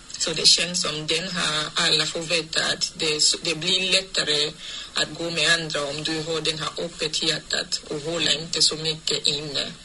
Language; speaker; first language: Swedish; non-native, fluent; English